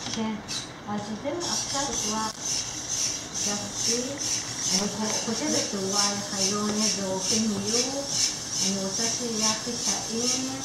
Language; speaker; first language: Hebrew; non-native, learner; Russian